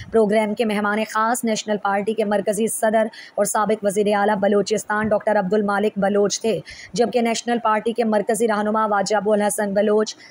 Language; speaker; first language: Urdu; non-native, local second language; Baluchi